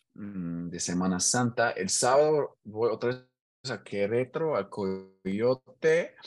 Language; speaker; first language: Spanish; non-native, learner; German